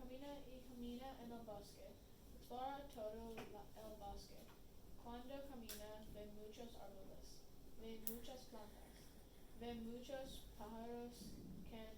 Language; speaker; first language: Spanish; non-native, learner; English